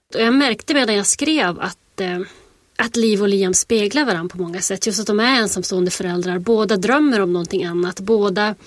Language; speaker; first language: Swedish; native; Swedish